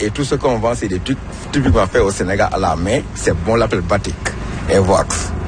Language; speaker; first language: French; non-native, local second language; Wolof